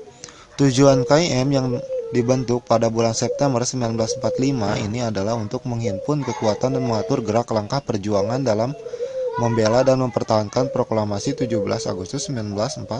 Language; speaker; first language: Indonesian; native; Indonesian